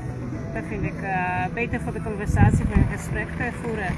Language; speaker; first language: Dutch; non-native, fluent; Polish